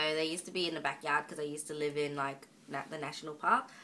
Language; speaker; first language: English; native; English